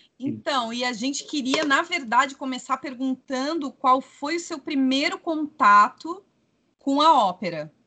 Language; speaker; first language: Portuguese; native; Portuguese